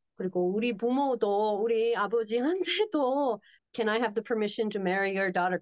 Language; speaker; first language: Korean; non-native, learner; English